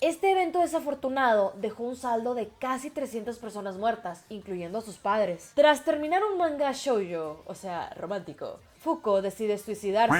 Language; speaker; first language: Spanish; native; Spanish